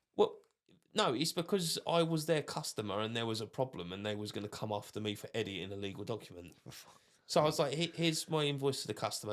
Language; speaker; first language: English; native; English